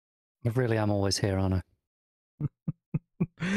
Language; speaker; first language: English; native; English